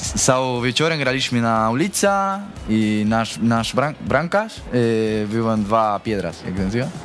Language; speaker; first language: Polish; non-native, learner; Spanish